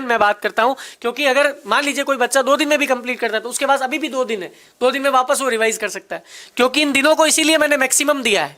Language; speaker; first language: Hindi; native; Hindi